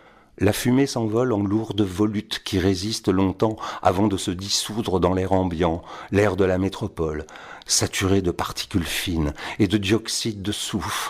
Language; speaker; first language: French; native; French